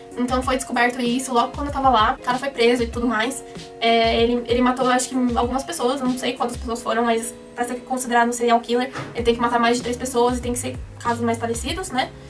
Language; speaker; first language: Portuguese; native; Portuguese